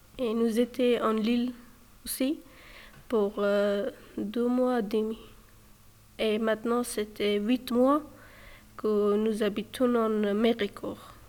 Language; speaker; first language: French; non-native, learner; Persian